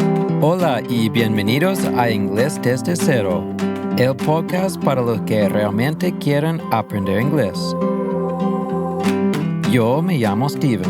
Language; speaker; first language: Spanish; non-native, fluent; English